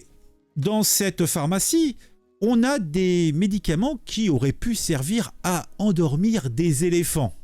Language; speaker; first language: French; native; French